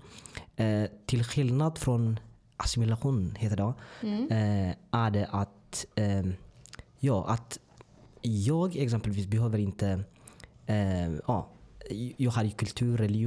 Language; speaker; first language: Swedish; non-native, fluent; Tigrinya